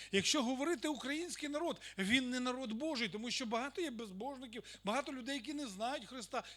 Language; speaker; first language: Ukrainian; non-native, local second language; Russian